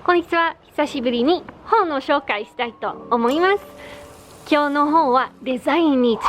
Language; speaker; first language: Japanese; non-native, fluent; Afrikaans